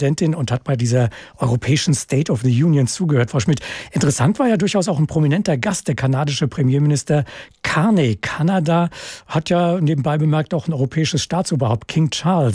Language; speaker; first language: German; native; German